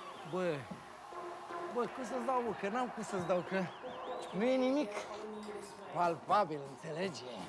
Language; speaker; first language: Romanian; native; Romanian